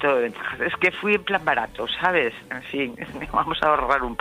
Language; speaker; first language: Spanish; native; Spanish